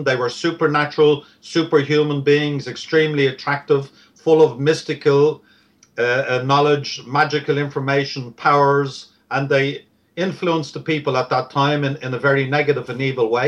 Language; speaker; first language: English; native; English